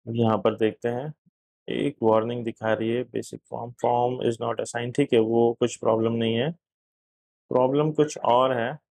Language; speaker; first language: Hindi; native; Hindi